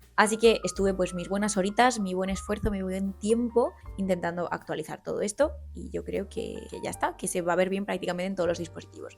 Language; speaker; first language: Spanish; native; Spanish